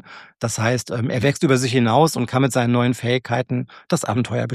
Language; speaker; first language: German; native; German